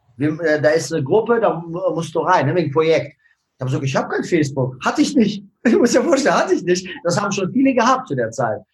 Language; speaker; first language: German; early bilingual, other home language; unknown